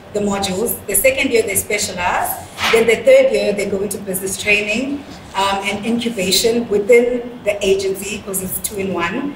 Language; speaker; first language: English; non-native, local second language; Zulu